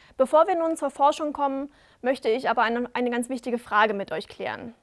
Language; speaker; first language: German; native; German